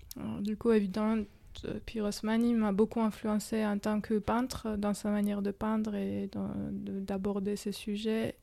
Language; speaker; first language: French; non-native, fluent; Georgian